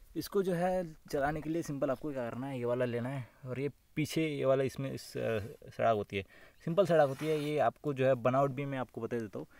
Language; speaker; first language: Hindi; non-native, local second language; Marathi